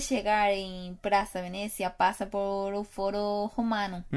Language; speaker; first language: Portuguese; non-native, fluent; Spanish